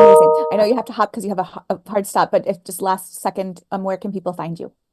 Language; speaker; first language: English; native; English